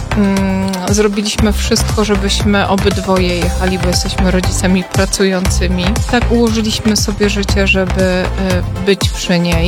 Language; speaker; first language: Polish; native; Polish